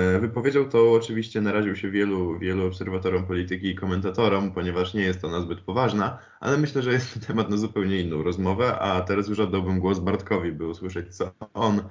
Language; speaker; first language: Polish; native; Polish